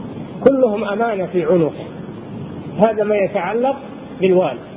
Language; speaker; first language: Arabic; native; Arabic